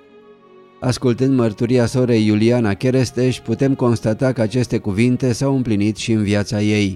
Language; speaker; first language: Romanian; native; Romanian